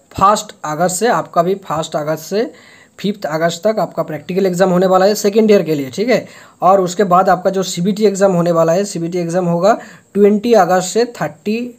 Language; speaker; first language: Hindi; non-native, local second language; Bangla